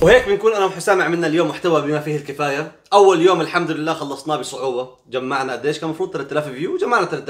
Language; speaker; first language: Arabic; native; Arabic